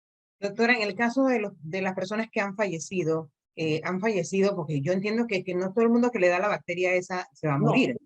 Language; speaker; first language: Spanish; native; Spanish